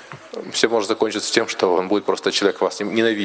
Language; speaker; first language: Russian; native; Russian